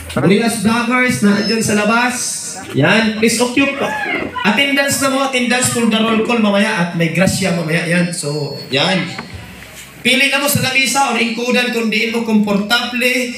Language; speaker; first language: Filipino; non-native, local second language; Masbatenyo